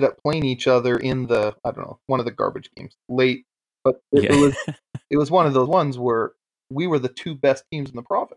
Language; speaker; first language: English; native; English